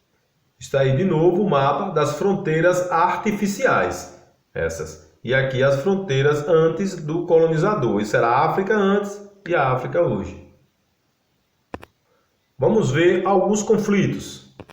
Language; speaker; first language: Portuguese; native; Portuguese